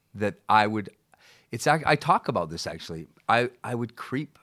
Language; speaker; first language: English; native; English